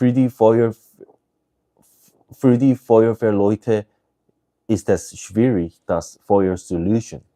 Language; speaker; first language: German; non-native, learner; English